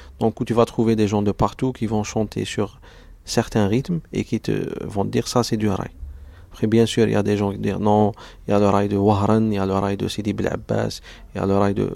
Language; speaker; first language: French; non-native, local second language; Arabic